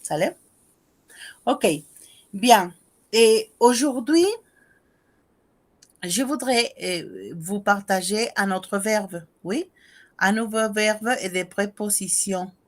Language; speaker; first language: French; non-native, fluent; Spanish